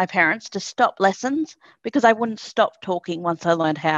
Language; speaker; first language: English; native; English